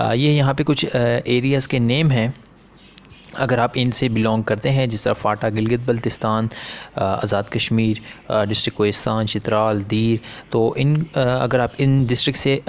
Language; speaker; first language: Urdu; native; Urdu